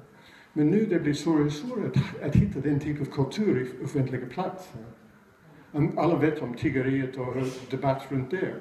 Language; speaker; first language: Swedish; non-native, fluent; English